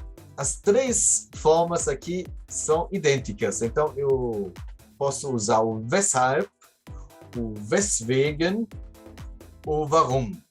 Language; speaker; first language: Portuguese; non-native, fluent; German